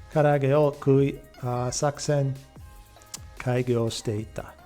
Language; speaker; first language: Japanese; non-native, fluent; English